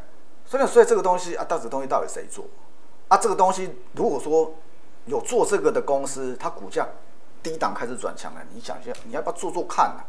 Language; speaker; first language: Chinese; native; Chinese